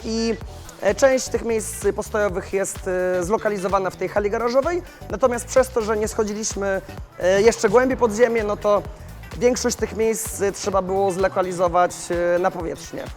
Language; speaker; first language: Polish; native; Polish